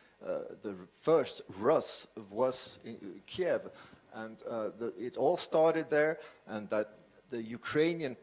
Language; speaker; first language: English; non-native, fluent; French